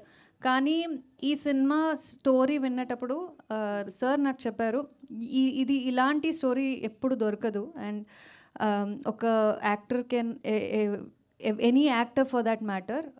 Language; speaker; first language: Telugu; non-native, local second language; Kannada